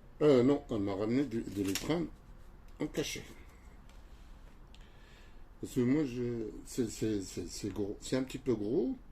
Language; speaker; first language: French; non-native, local second language; Arabic